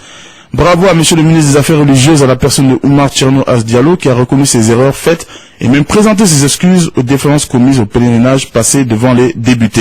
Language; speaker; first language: French; non-native, local second language; Bambara